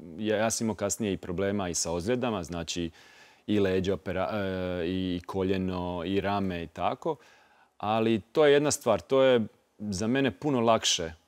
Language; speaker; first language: Croatian; native; Croatian